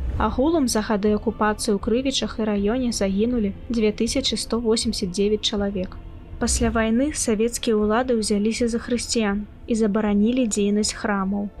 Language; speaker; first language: Belarusian; native; Belarusian